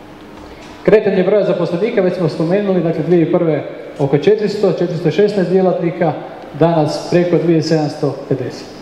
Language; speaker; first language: Croatian; native; Croatian